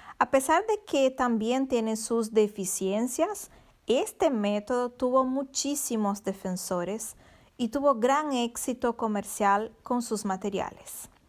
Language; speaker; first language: Spanish; non-native, fluent; Portuguese